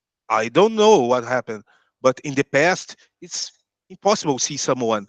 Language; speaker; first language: English; non-native, learner; Portuguese